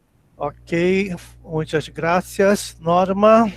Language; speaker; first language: Spanish; non-native, learner; Portuguese